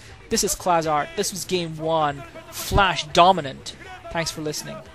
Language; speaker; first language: English; native; English